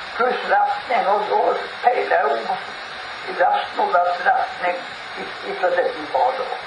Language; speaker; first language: Norwegian; native; Norwegian